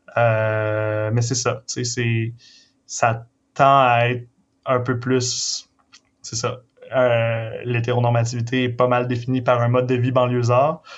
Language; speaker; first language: French; native; French